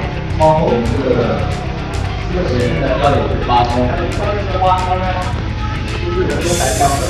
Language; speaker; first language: Chinese; native; Chinese